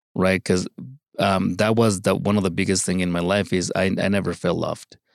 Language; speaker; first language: English; early bilingual, other home language; Spanish